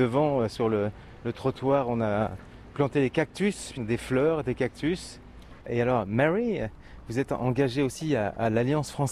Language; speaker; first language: French; native; French